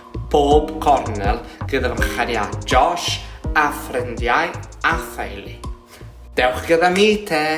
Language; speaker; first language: Welsh; non-native, learner; Portuguese